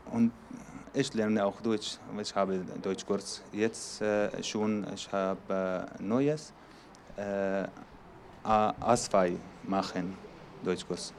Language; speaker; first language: German; non-native, learner; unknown